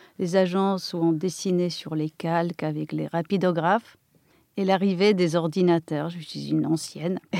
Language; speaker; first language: French; non-native, fluent; Polish